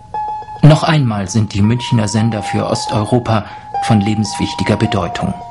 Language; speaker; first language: German; native; German